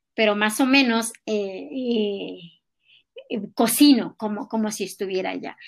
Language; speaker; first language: Spanish; non-native, local second language; Nahuatl languages